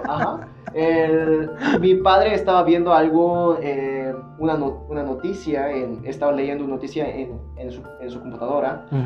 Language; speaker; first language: Spanish; non-native, fluent; Korean